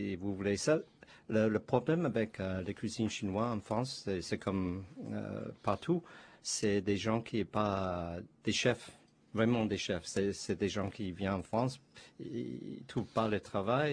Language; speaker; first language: French; non-native, learner; Chinese